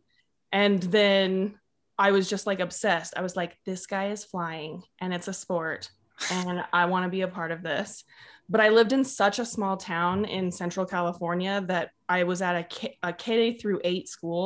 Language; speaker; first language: English; native; English